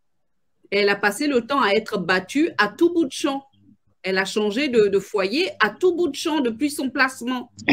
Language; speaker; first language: French; native; French